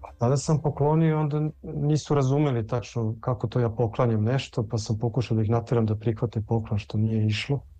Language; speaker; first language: Serbian; early bilingual, heritage; Serbian